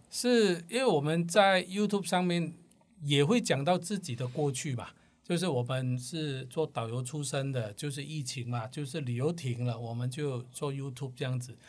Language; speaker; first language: Chinese; non-native, local second language; Cantonese